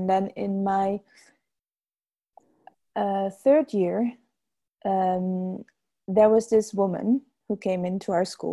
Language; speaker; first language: English; non-native, fluent; Dutch